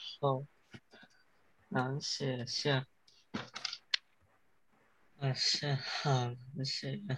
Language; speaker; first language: Chinese; early bilingual, heritage; Chinese